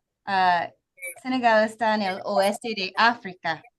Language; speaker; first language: Spanish; non-native, fluent; English